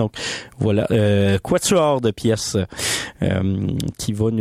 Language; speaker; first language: French; native; French